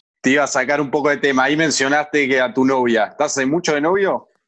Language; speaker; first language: Spanish; native; Spanish